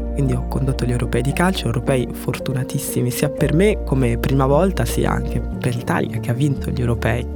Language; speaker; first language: Italian; early bilingual, other home language; French